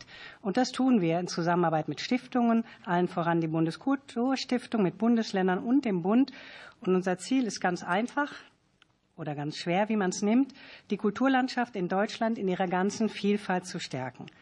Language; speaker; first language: German; native; German